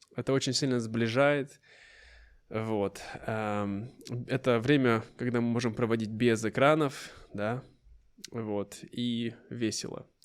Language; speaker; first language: Russian; native; Russian